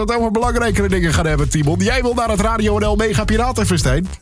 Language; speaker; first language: Dutch; native; Dutch